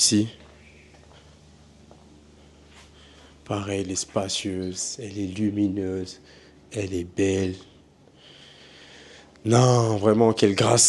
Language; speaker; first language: French; native; French